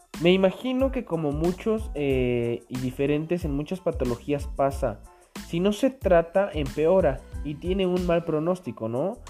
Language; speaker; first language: Spanish; native; Spanish